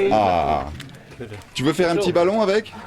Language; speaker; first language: French; native; French